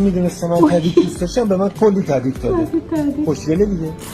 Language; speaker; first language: Persian; native; Persian